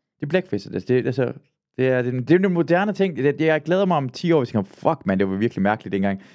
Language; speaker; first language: Danish; early bilingual, other home language; Persian